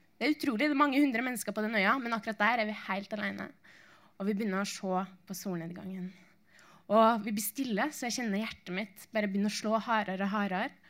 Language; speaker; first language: Norwegian; native; Norwegian